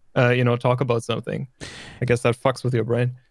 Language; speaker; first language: English; non-native, fluent; German